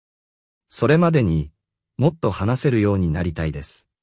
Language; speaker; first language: Japanese; non-native, fluent; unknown